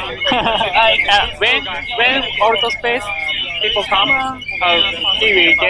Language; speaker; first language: English; non-native, learner; Japanese